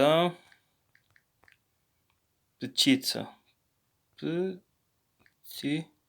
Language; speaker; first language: Russian; non-native, learner; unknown